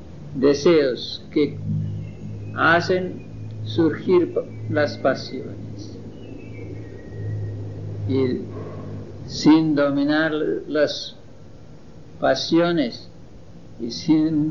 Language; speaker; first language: Spanish; non-native, fluent; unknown